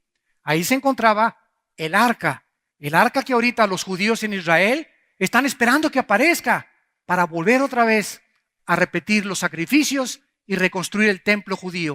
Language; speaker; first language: Spanish; native; Spanish